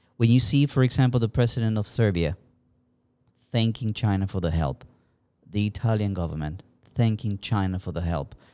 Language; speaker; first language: English; non-native, fluent; Spanish